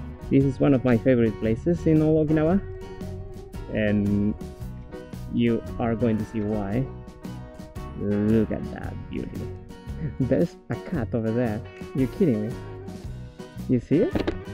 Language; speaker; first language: English; non-native, fluent; Spanish